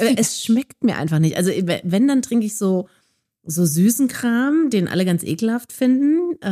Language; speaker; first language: German; native; German